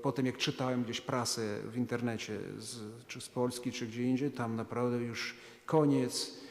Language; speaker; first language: Polish; non-native, fluent; Ukrainian